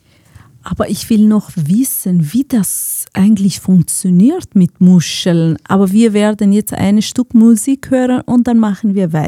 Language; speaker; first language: German; non-native, fluent; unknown